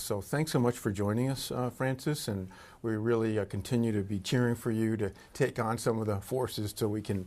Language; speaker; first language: English; native; English